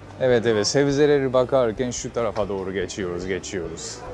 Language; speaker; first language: Turkish; non-native, fluent; Japanese